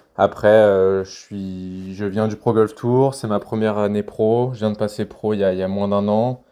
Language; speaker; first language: French; native; French